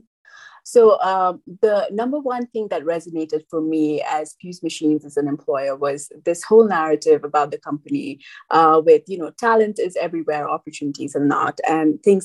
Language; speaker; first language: English; non-native, local second language; Nepali